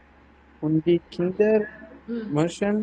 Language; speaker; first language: German; non-native, learner; Tamil